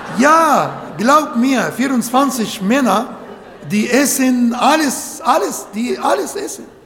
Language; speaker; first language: German; non-native, learner; Arabic